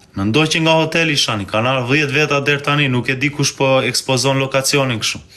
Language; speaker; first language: Albanian; early bilingual, heritage; Albanian